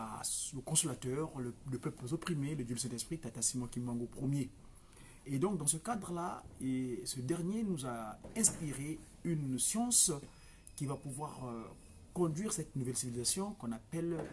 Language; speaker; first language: French; non-native, local second language; Kongo